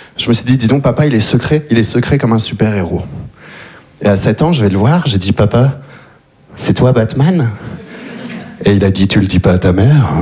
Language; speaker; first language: French; native; French